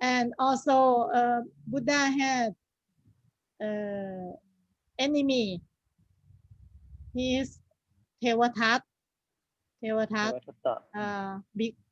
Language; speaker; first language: English; non-native, learner; Thai